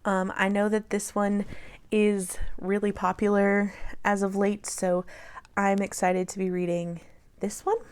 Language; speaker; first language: English; native; English